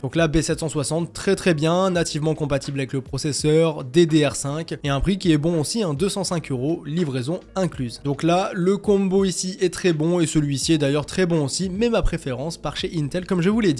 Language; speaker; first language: French; native; French